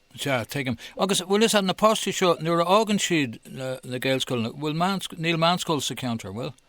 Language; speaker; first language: Irish; non-native, local second language; English